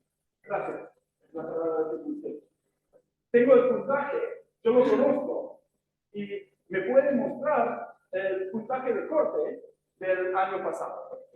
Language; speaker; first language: Spanish; non-native, fluent; English